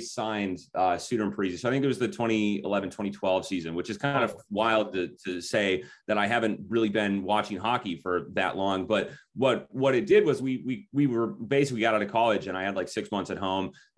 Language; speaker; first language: English; native; English